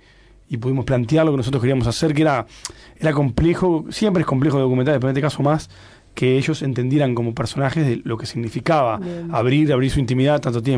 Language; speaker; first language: Spanish; native; Spanish